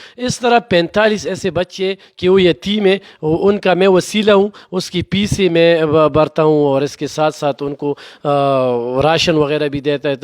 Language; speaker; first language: Urdu; non-native, local second language; Pashto